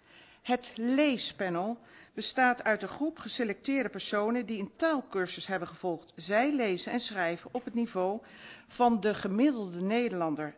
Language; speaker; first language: Dutch; native; Dutch